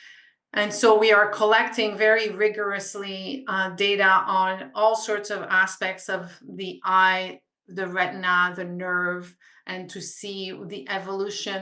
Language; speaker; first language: English; non-native, local second language; French